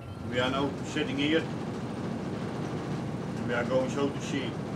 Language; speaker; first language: English; non-native, learner; Dutch